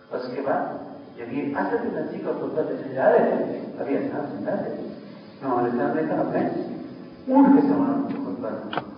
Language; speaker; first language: Urdu; non-native, local second language; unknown